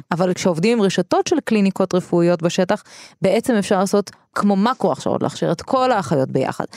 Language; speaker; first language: Hebrew; early bilingual, other home language; Russian